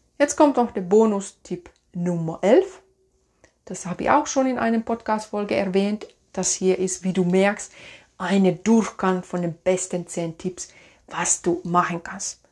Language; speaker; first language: German; non-native, fluent; Finnish